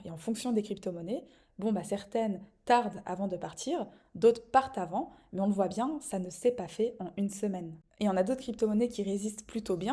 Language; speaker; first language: French; native; French